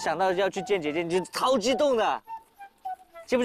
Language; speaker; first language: Chinese; native; Chinese